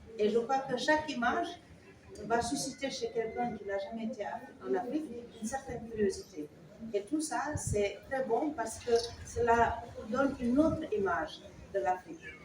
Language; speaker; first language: French; non-native, local second language; Wolof